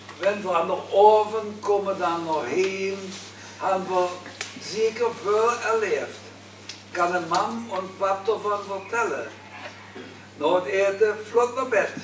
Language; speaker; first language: German; native; German